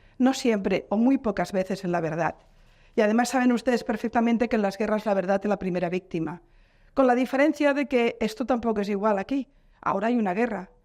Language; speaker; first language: Spanish; non-native, local second language; Catalan